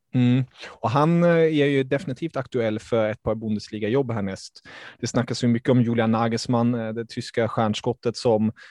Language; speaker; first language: Swedish; early bilingual, other home language; German